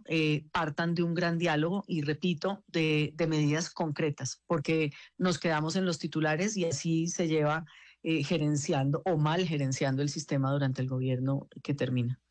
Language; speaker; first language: Spanish; native; Spanish